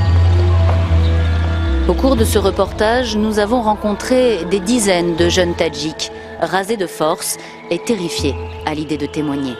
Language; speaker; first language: French; native; French